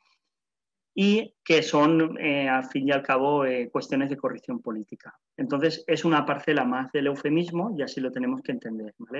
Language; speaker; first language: Spanish; native; Spanish